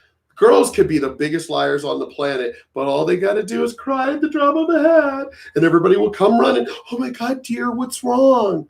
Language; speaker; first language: English; native; English